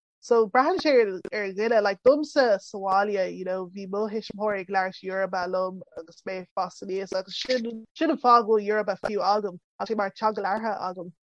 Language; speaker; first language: Irish; early bilingual, other home language; English